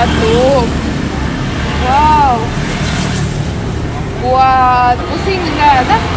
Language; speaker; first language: Indonesian; non-native, fluent; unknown